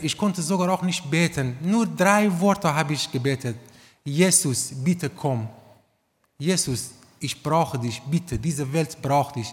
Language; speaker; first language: German; non-native, learner; Romanian